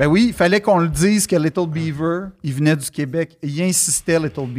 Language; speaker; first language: French; native; French